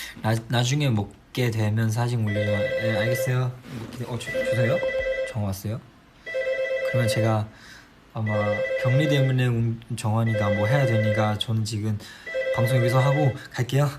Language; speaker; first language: Korean; non-native, fluent; Chinese